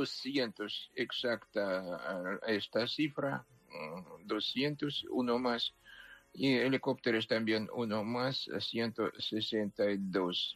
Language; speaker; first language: Spanish; non-native, fluent; Ukrainian